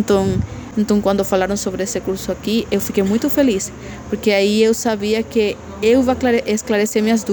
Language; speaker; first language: Portuguese; non-native, fluent; Spanish